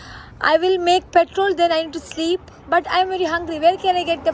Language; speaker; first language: English; non-native, learner; Malayalam